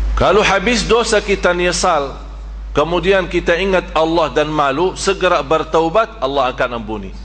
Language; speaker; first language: Malay; non-native, fluent; Arabic